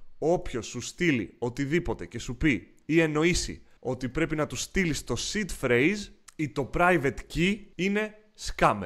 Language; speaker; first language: Greek; native; Greek